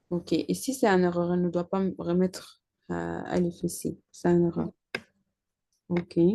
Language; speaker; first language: French; non-native, learner; Arabic